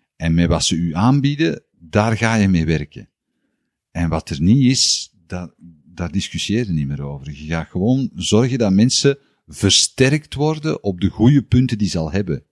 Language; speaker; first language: Dutch; native; Dutch